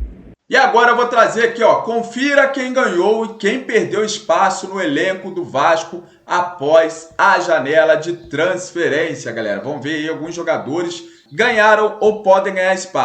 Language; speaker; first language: Portuguese; native; Portuguese